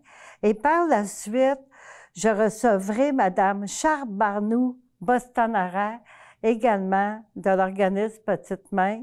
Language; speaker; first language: French; native; French